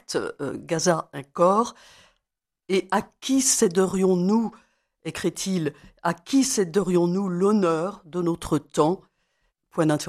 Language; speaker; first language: French; native; French